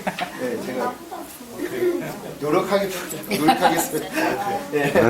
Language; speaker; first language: Korean; early bilingual, heritage; Korean